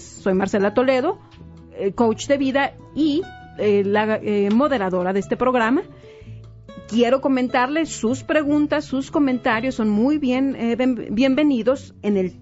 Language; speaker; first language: Spanish; native; Spanish